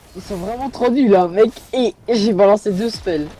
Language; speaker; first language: French; native; French